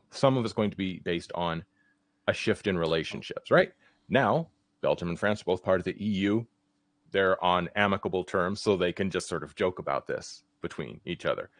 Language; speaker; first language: English; native; English